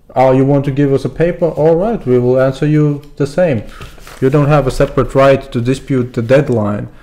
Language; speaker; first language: English; non-native, fluent; Latvian